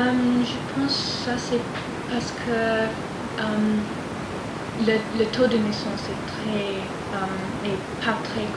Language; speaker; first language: French; non-native, learner; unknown